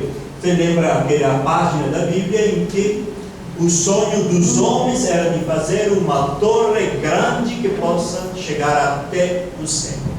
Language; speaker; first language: Portuguese; non-native, fluent; Italian